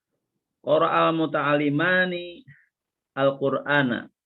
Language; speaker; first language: Arabic; non-native, learner; Indonesian